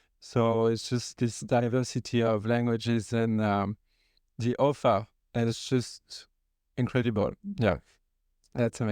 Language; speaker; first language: English; non-native, fluent; French